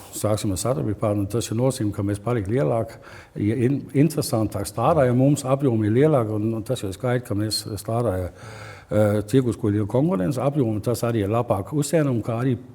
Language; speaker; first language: Latvian; non-native, learner; Danish